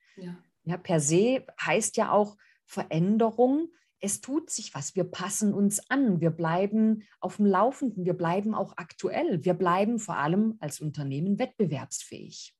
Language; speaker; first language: German; early bilingual, other home language; Greek